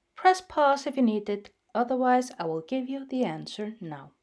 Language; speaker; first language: English; non-native, fluent; Icelandic